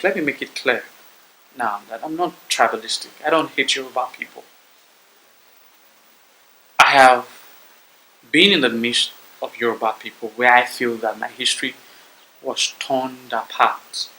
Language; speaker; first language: English; non-native, local second language; Bini